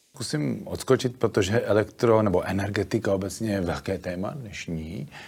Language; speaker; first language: Czech; native; Czech